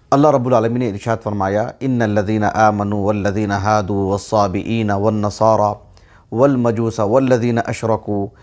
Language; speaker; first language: Urdu; native; Urdu